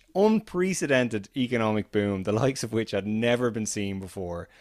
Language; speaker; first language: English; native; English